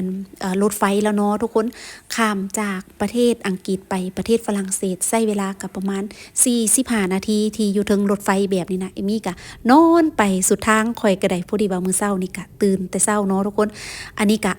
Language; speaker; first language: Thai; non-native, local second language; Lao